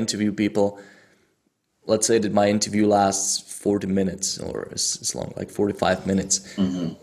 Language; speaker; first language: English; non-native, fluent; Czech